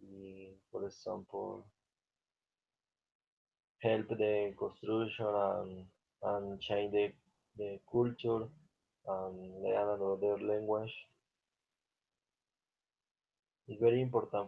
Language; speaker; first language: English; non-native, learner; Spanish